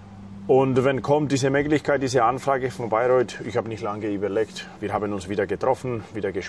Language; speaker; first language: German; non-native, fluent; Slovak